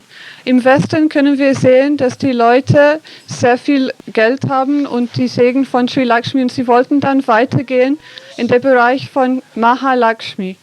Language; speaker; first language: German; non-native, fluent; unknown